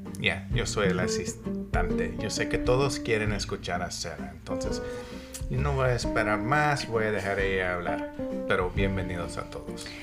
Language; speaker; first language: Spanish; non-native, learner; English